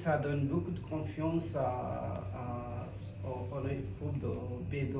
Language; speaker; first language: French; non-native, fluent; Bangla